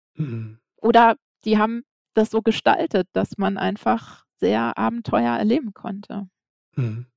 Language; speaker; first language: German; native; German